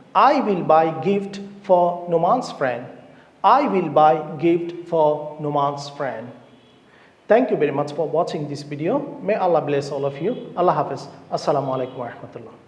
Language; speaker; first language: English; non-native, local second language; Bangla